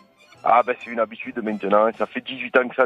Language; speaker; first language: French; native; French